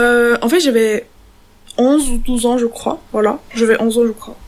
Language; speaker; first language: French; non-native, learner; Turkish